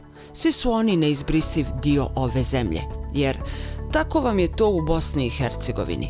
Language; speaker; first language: Bosnian; native; Bosnian